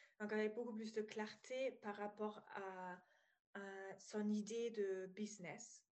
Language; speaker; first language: French; non-native, fluent; German